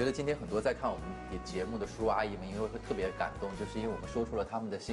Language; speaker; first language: Chinese; native; Chinese